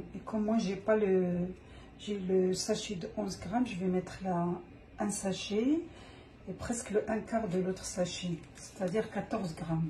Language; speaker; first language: French; non-native, local second language; Arabic